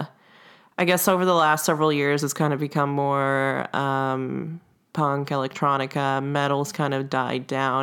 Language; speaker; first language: English; non-native, fluent; Russian